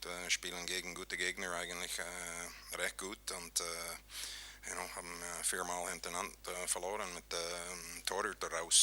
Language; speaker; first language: German; non-native, fluent; English